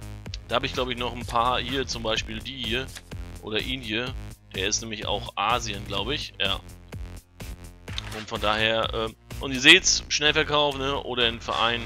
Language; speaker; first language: German; native; German